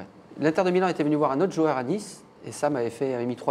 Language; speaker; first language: French; native; French